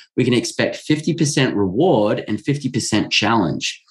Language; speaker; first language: English; native; English